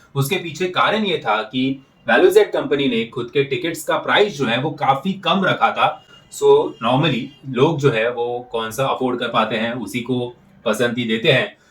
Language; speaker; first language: Hindi; non-native, local second language; Marathi